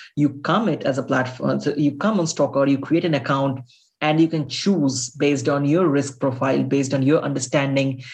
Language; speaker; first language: English; non-native, local second language; Bangla